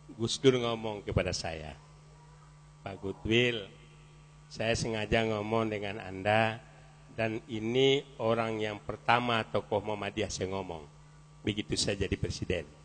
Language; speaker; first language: Indonesian; non-native, local second language; Minangkabau